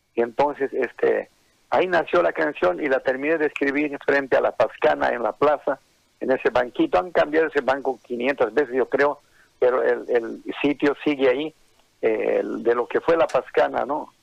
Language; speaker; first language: Spanish; native; Spanish